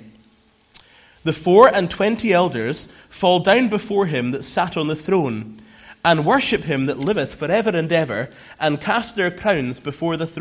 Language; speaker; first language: English; native; English